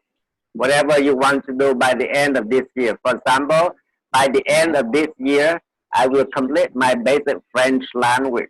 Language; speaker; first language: English; non-native, fluent; Vietnamese